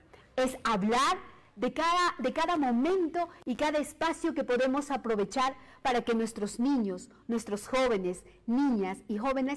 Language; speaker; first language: Spanish; native; Spanish